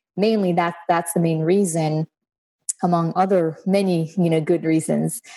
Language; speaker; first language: English; non-native, fluent; Hebrew